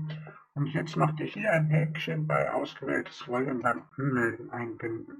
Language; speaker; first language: German; native; German